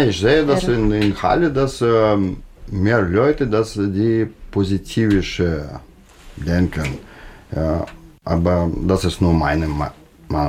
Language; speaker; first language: German; non-native, learner; Russian